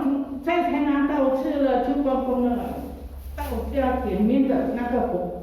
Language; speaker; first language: Chinese; early bilingual, heritage; Chinese